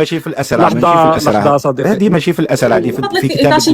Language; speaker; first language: Arabic; native; Arabic